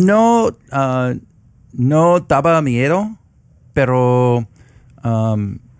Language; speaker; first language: Spanish; non-native, learner; English